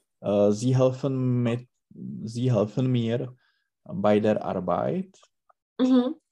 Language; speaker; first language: German; non-native, learner; Czech